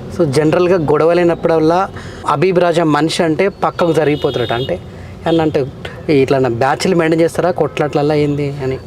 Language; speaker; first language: Telugu; native; Telugu